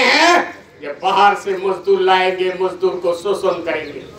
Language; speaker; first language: Hindi; non-native, local second language; Bangla